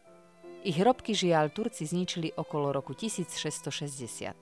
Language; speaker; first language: Slovak; native; Slovak